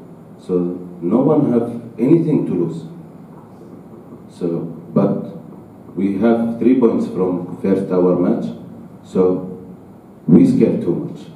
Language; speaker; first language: English; non-native, learner; Arabic